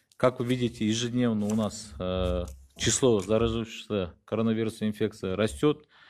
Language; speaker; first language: Russian; non-native, local second language; Kyrgyz